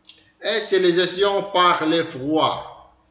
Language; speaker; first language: French; non-native, learner; Ukrainian